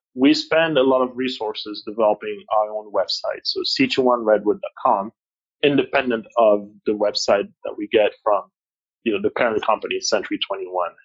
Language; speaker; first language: English; non-native, fluent; French